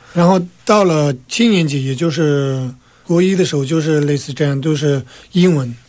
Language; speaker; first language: Chinese; non-native, local second language; Tibetan